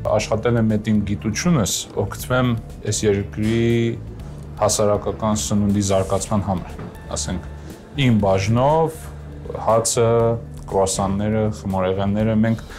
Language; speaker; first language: Armenian; early bilingual, heritage; Armenian